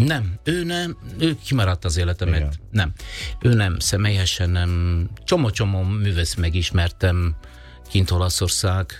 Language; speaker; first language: Hungarian; non-native, learner; Italian